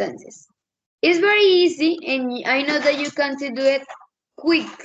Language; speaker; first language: English; non-native, learner; Spanish